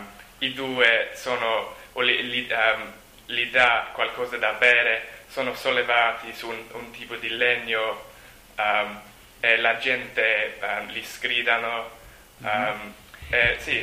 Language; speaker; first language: Italian; non-native, learner; English